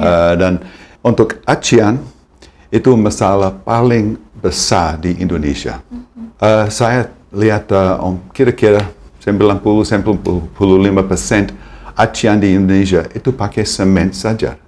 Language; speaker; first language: Indonesian; non-native, fluent; English